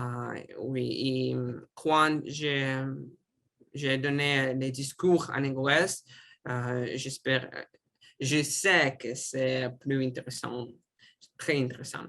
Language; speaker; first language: French; non-native, learner; Russian